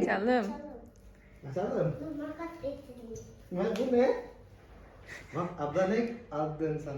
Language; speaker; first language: Turkish; non-native, learner; Indonesian